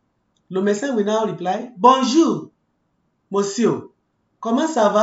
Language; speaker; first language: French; non-native, fluent; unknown